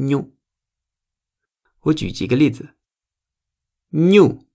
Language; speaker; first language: Chinese; non-native, fluent; Spanish